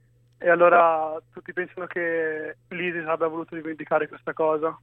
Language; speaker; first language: Italian; native; Italian